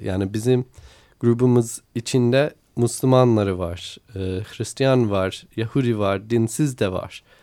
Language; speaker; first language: Turkish; non-native, learner; English